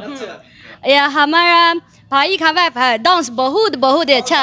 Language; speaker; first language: Hindi; non-native, learner; Chinese